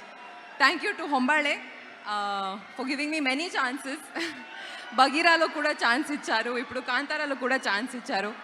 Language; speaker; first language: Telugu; non-native, learner; Kannada